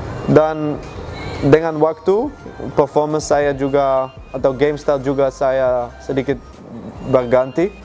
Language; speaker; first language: Indonesian; non-native, fluent; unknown